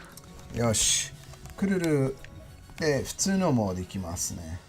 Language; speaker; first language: Japanese; non-native, learner; English